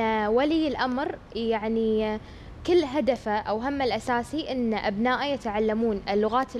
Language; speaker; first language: Arabic; native; Arabic